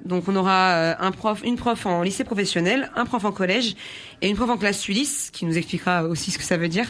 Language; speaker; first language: French; native; French